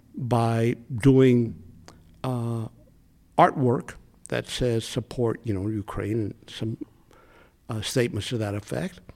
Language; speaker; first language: English; native; English